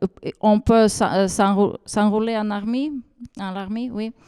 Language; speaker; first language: French; non-native, fluent; Ukrainian